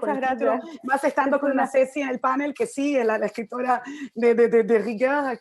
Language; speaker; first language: Spanish; native; Spanish